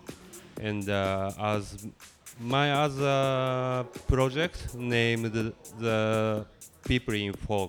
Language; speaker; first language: English; non-native, learner; Japanese